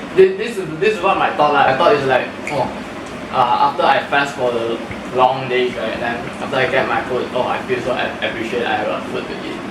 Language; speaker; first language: English; non-native, local second language; Chinese